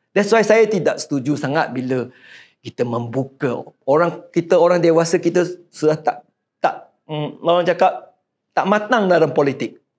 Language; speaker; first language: Malay; non-native, local second language; Chinese